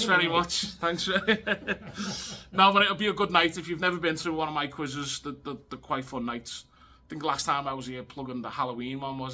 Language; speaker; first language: English; native; English